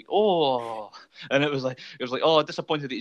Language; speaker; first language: English; native; English